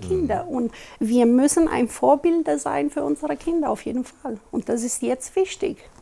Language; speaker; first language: German; non-native, local second language; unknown